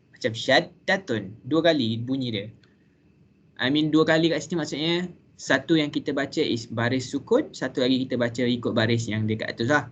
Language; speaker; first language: Malay; native; Malay